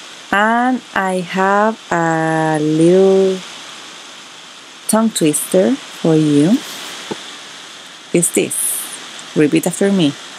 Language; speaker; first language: English; non-native, fluent; Spanish